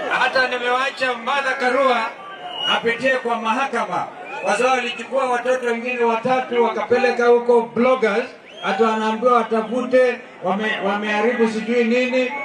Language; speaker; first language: Swahili; non-native, local second language; Kikuyu